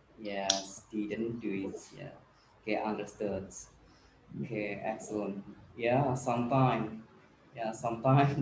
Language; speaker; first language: English; non-native, learner; Indonesian